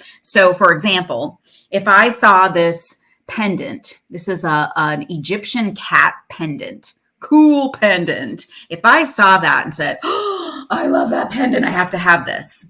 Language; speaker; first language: English; native; English